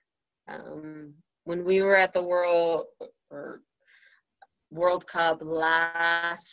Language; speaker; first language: English; native; English